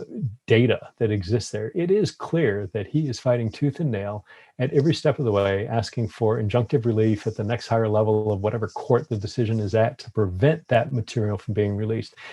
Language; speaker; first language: English; native; English